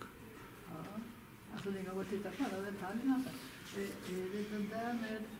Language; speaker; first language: Swedish; native; Swedish